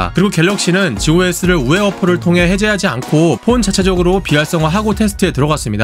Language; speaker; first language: Korean; native; Korean